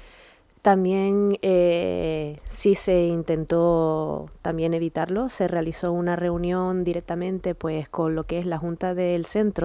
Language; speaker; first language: Spanish; native; Spanish